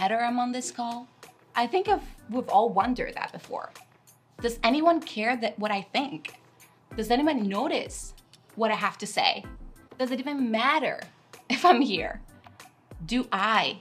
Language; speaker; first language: English; non-native, fluent; Spanish